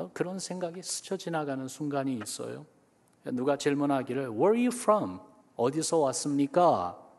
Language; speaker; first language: Korean; early bilingual, other home language; English